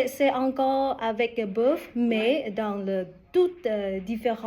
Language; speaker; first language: French; non-native, learner; Vietnamese